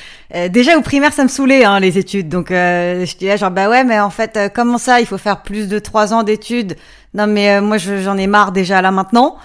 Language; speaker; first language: French; native; French